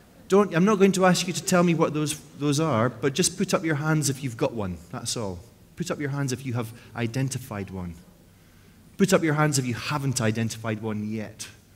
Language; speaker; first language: English; native; English